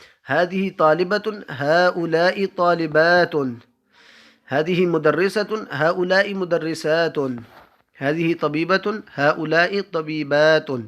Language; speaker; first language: Arabic; non-native, fluent; Urdu